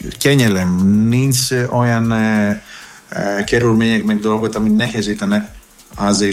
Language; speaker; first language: Hungarian; non-native, learner; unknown